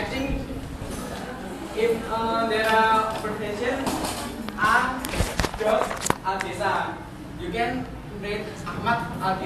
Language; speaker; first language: English; non-native, learner; Indonesian